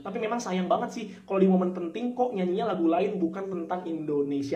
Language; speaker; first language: Indonesian; native; Indonesian